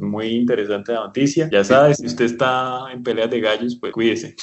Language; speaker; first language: Spanish; native; Spanish